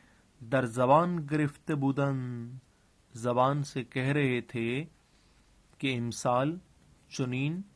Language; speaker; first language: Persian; non-native, fluent; Urdu